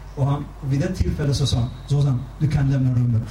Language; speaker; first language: Swedish; non-native, fluent; Turkish